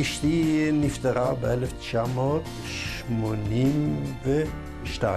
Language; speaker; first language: Hebrew; non-native, fluent; Yiddish